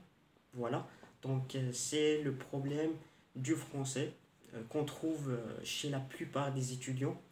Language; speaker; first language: French; non-native, local second language; Arabic